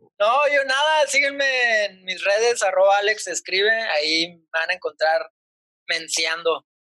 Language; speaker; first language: Spanish; native; Spanish